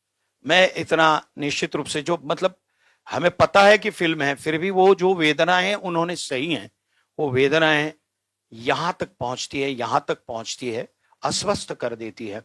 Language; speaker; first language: Hindi; native; Hindi